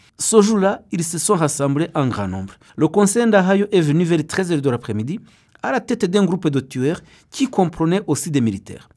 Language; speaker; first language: French; non-native, local second language; Kinyarwanda